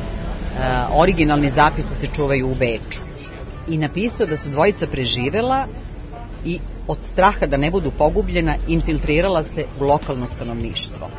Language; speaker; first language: Serbian; native; Serbian